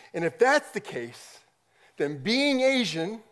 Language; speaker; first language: English; native; English